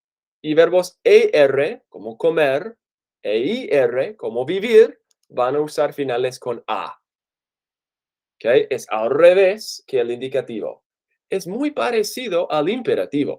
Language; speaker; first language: Spanish; non-native, fluent; English